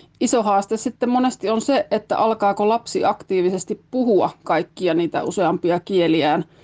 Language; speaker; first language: Finnish; native; Finnish